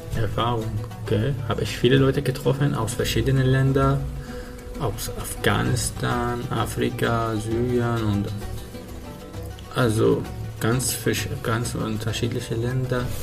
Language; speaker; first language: German; non-native, learner; Arabic